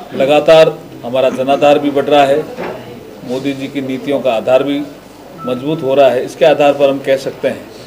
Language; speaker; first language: Hindi; native; Hindi